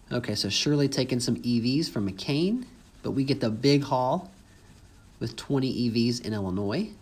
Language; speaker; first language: English; native; English